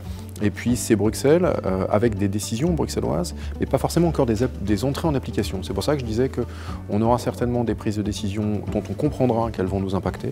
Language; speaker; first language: French; native; French